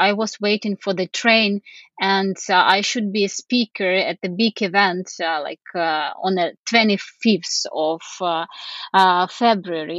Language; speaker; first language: English; non-native, fluent; Ukrainian